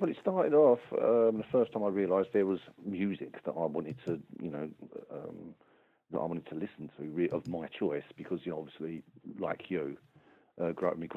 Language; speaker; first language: English; native; English